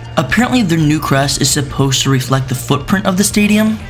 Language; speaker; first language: English; native; English